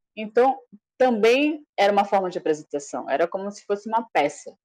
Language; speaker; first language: Portuguese; non-native, local second language; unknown